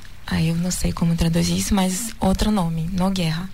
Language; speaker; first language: Portuguese; non-native, learner; Russian